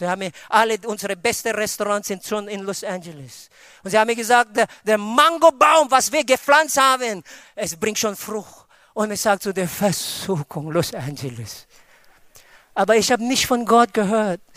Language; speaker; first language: German; non-native, fluent; Filipino